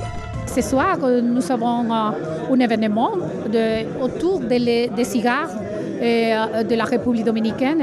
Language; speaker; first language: French; non-native, learner; Spanish